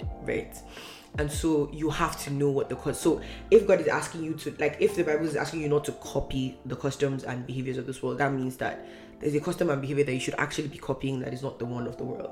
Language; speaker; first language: English; non-native, local second language; Hausa